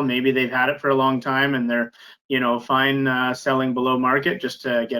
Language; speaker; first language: English; native; English